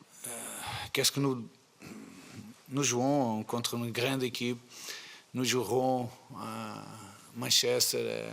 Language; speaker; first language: French; non-native, fluent; Portuguese